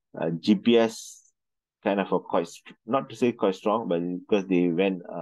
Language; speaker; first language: English; non-native, local second language; Malay